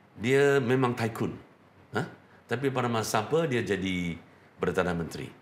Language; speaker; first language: Malay; non-native, local second language; Chinese